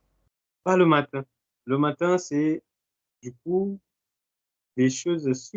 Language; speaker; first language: French; non-native, fluent; Portuguese